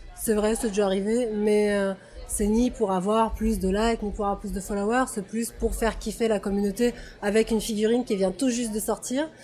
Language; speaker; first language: French; non-native, fluent; Russian